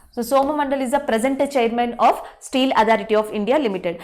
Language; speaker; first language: English; non-native, local second language; Telugu